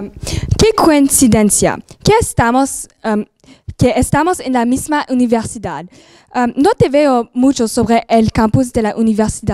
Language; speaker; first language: Spanish; non-native, learner; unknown